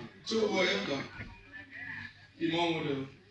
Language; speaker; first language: Danish; early bilingual, other home language; Vietnamese